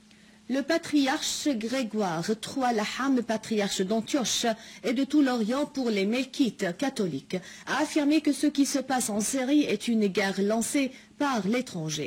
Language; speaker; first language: French; non-native, fluent; Arabic